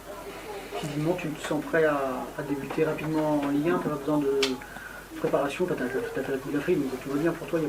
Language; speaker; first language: French; native; French